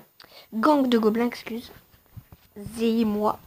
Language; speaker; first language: French; native; French